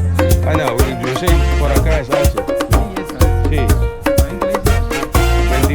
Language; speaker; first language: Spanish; non-native, fluent; English